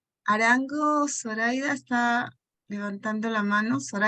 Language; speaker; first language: Spanish; native; Spanish